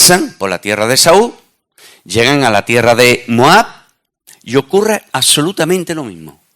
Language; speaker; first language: Spanish; native; Spanish